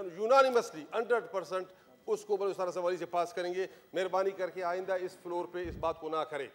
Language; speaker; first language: Urdu; non-native, local second language; Baluchi